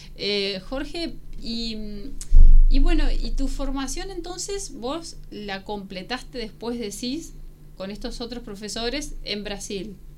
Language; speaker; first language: Spanish; native; Spanish